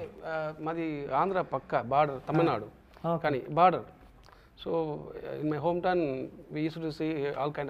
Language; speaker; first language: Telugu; non-native, local second language; Tamil